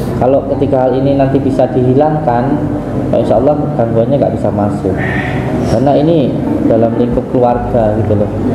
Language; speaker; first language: Indonesian; native; Indonesian